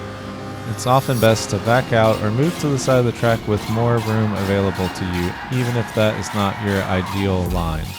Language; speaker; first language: English; native; English